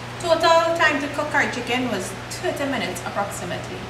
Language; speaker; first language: English; native; English